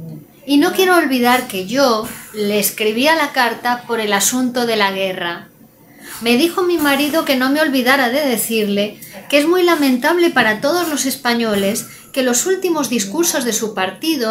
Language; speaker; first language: Spanish; native; Spanish